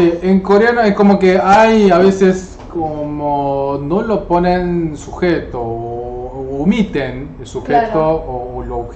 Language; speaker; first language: Spanish; non-native, fluent; Korean